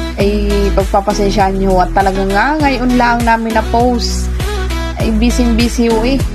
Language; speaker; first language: Filipino; non-native, local second language; Bikol